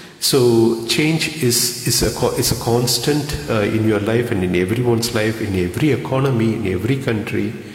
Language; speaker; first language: English; non-native, local second language; Tamil